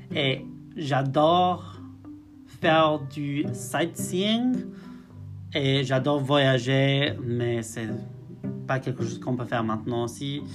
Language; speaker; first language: French; non-native, fluent; English